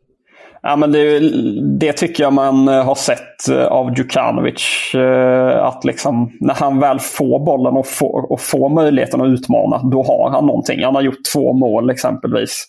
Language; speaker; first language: Swedish; native; Swedish